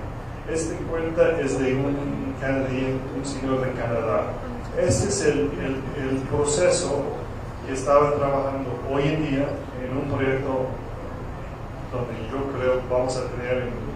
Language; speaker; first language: Spanish; non-native, fluent; English